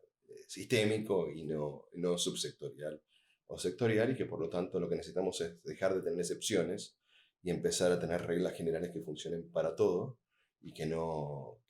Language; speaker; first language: Spanish; native; Spanish